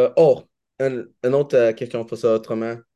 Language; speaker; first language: French; non-native, learner; English